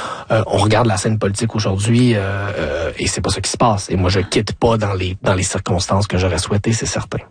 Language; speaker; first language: French; native; French